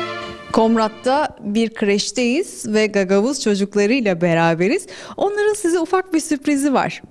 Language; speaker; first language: Turkish; native; Turkish